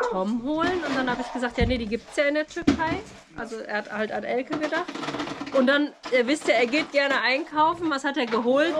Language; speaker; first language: German; native; German